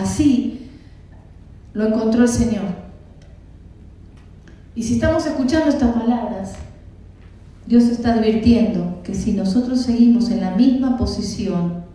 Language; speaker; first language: Spanish; native; Spanish